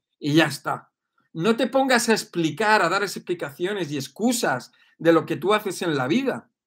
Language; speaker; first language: Spanish; native; Spanish